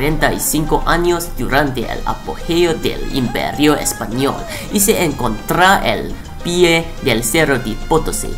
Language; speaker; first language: Spanish; non-native, learner; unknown